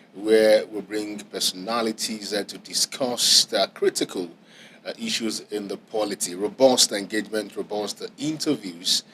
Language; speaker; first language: English; non-native, local second language; Yoruba